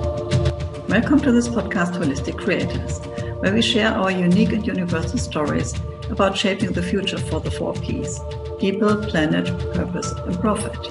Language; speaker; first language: English; non-native, fluent; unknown